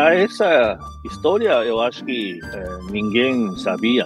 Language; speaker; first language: Portuguese; non-native, fluent; Japanese